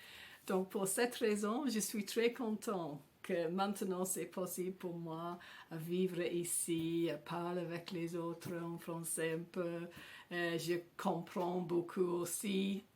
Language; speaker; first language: French; non-native, learner; English